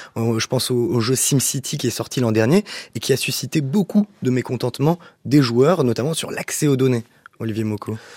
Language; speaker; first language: French; native; French